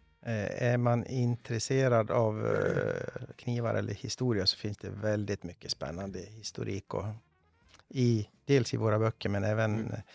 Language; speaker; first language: Swedish; native; Swedish